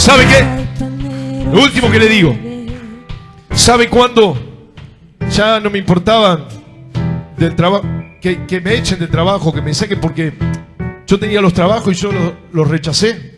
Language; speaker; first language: Spanish; native; Spanish